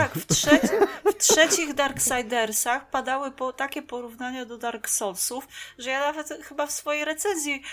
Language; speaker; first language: Polish; native; Polish